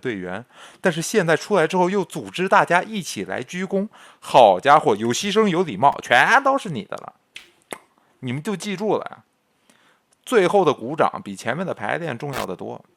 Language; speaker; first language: Chinese; native; Chinese